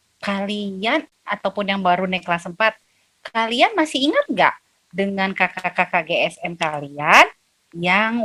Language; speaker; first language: Indonesian; native; Indonesian